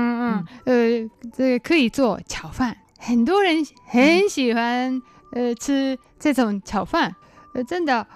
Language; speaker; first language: Chinese; non-native, learner; Japanese